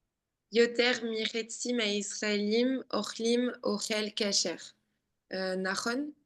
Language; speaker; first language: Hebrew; non-native, learner; French